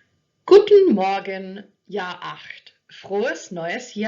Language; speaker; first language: German; non-native, fluent; English